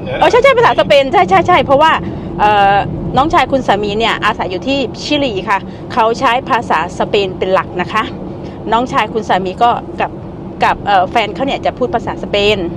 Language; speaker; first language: Thai; native; Thai